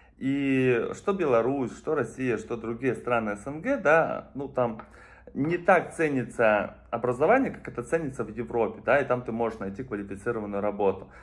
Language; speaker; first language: Russian; native; Russian